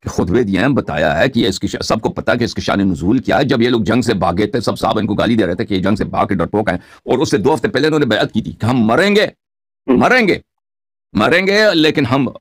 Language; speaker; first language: Urdu; non-native, local second language; Persian